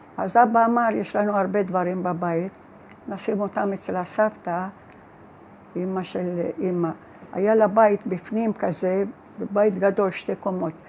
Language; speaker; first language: Hebrew; non-native, fluent; Arabic